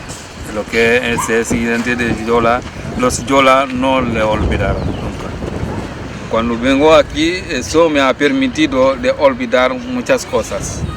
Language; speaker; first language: Spanish; non-native, learner; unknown